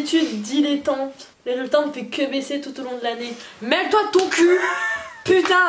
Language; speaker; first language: French; native; French